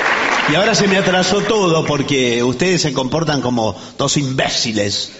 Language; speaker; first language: Spanish; native; Spanish